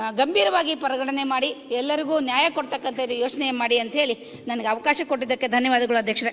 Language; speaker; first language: Kannada; native; Kannada